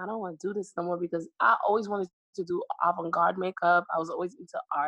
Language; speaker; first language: English; native; English